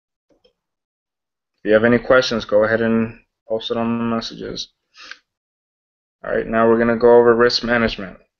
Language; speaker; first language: English; early bilingual, other home language; Spanish